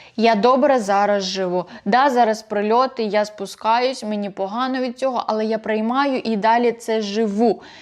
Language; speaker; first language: Ukrainian; non-native, local second language; Russian